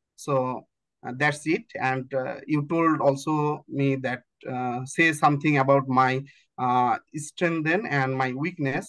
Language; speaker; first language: English; non-native, learner; Bangla